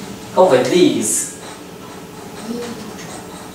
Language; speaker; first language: Vietnamese; native; Vietnamese